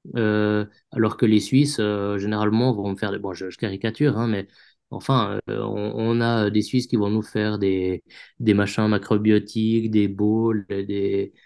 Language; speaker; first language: French; native; French